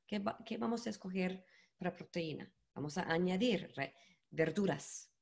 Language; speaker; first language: Spanish; non-native, learner; English